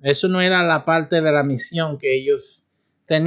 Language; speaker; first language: Spanish; early bilingual, heritage; Spanish